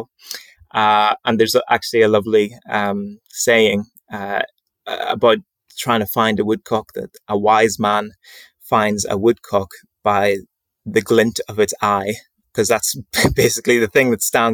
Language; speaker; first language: English; native; English